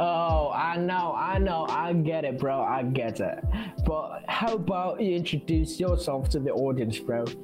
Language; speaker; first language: English; non-native, fluent; Indonesian